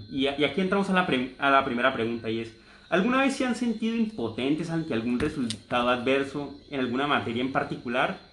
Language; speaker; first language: Spanish; native; Spanish